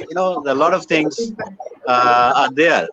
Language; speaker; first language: English; non-native, local second language; Bangla